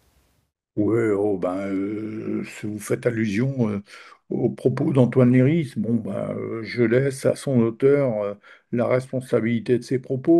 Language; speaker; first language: French; native; French